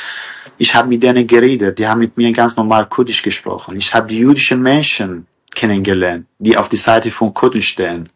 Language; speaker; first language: German; non-native, learner; Kurdish